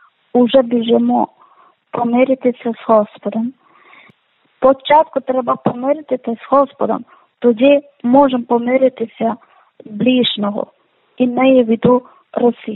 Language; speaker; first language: Ukrainian; non-native, learner; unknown